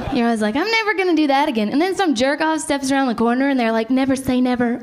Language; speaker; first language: English; native; English